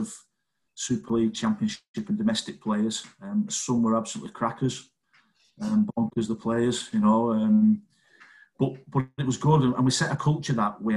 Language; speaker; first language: English; native; English